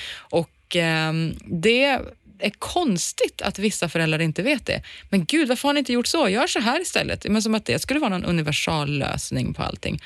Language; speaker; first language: Swedish; native; Swedish